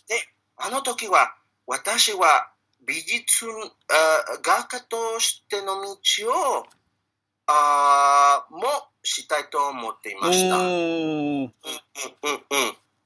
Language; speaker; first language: Japanese; non-native, learner; Spanish